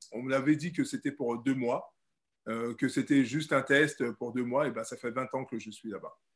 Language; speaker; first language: French; native; French